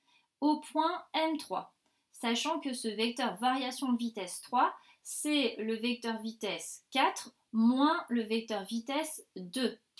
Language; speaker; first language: French; native; French